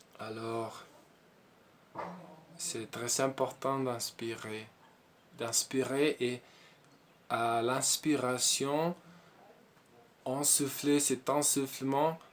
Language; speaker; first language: French; non-native, learner; Spanish